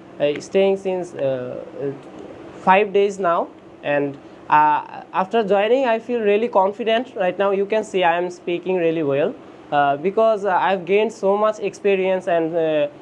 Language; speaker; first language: English; non-native, learner; Bangla